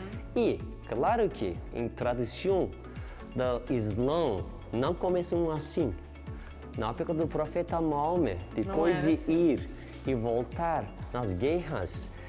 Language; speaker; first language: Portuguese; non-native, learner; Turkish